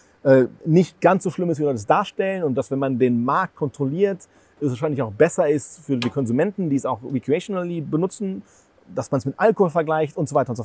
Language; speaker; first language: German; native; German